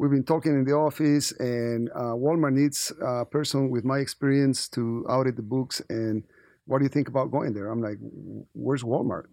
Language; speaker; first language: English; non-native, fluent; Spanish